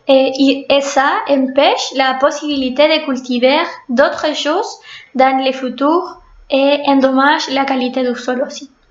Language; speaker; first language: French; non-native, fluent; Spanish